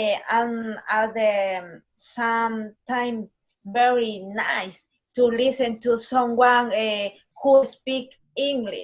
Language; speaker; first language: English; non-native, learner; Spanish